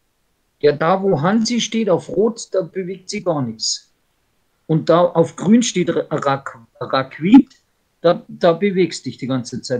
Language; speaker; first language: German; native; German